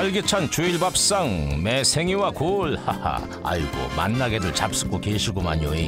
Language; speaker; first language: Korean; native; Korean